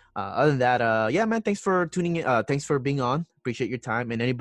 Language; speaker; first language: English; non-native, local second language; Filipino